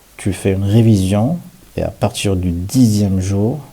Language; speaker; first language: French; non-native, local second language; Arabic